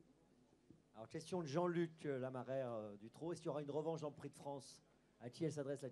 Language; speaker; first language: French; native; French